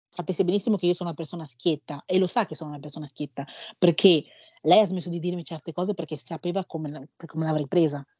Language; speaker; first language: Italian; early bilingual, other home language; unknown